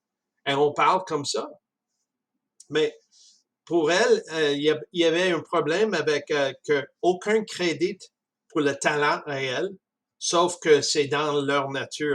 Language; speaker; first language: French; non-native, fluent; English